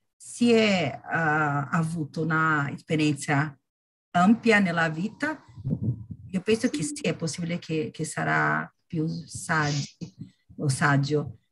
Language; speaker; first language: Italian; non-native, learner; Portuguese